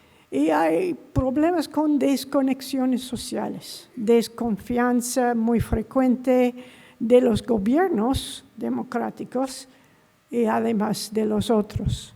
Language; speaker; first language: Spanish; non-native, fluent; English